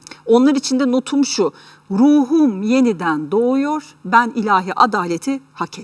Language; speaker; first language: Turkish; native; Turkish